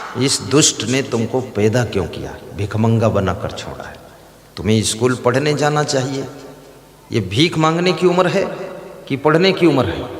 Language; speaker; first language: Hindi; native; Hindi